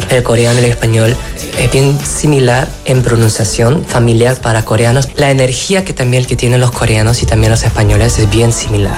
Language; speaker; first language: Spanish; non-native, fluent; Korean